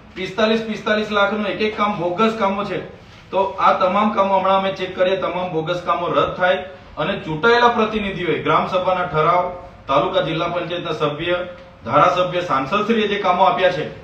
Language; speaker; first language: Gujarati; non-native, local second language; Vasavi